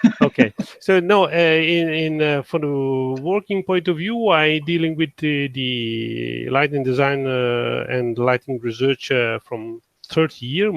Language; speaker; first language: English; non-native, fluent; Italian